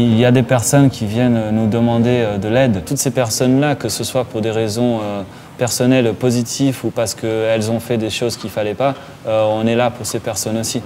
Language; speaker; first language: French; native; French